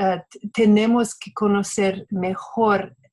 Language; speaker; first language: Spanish; non-native, fluent; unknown